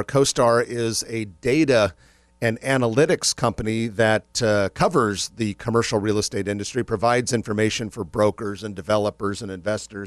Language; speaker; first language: English; native; English